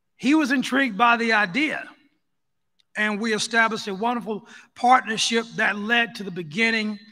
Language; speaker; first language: English; native; English